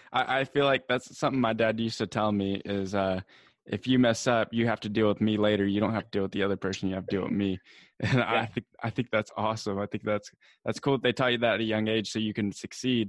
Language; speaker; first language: English; native; English